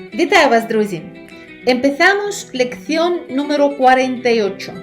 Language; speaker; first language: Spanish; non-native, fluent; Ukrainian